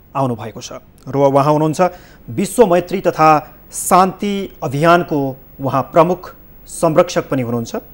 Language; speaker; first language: Nepali; native; Nepali